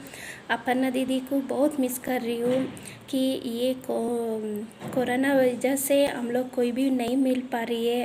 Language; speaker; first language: Hindi; non-native, local second language; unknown